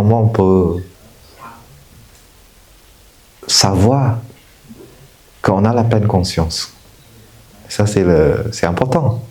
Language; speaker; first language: French; non-native, fluent; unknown